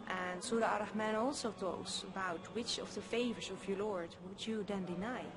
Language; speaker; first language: English; non-native, fluent; Dutch